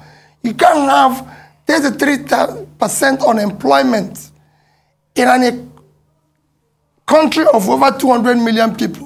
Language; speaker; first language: English; non-native, local second language; Igbo